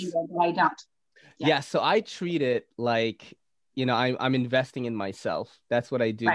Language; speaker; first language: English; native; English